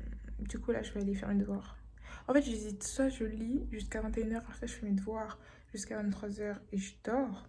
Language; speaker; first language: French; native; French